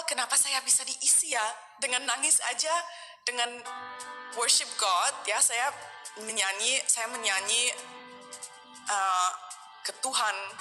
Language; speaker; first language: Indonesian; non-native, fluent; German